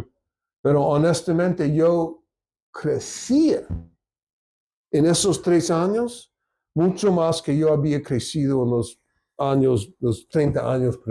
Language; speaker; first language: Spanish; non-native, fluent; English